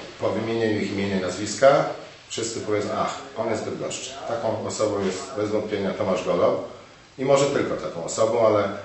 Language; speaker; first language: Polish; native; Polish